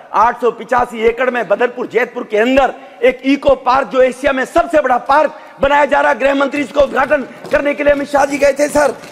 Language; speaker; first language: Hindi; native; Hindi